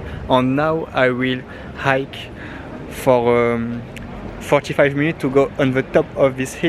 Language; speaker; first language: English; non-native, learner; French